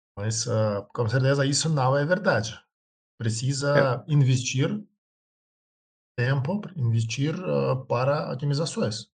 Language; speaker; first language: Portuguese; non-native, learner; Russian